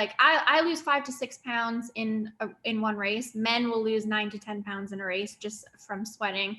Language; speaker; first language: English; native; English